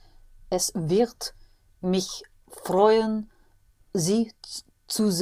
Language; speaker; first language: German; non-native, learner; English